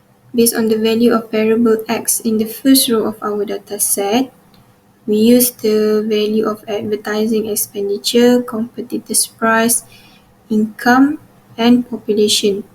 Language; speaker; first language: English; non-native, local second language; Malay